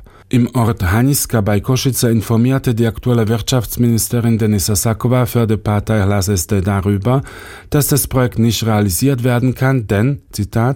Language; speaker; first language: German; native; German